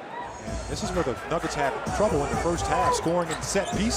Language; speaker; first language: English; native; English